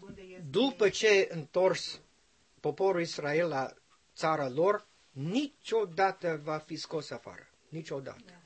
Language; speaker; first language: Romanian; non-native, learner; English